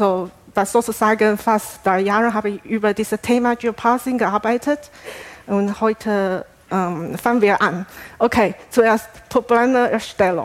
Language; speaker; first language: German; non-native, fluent; Chinese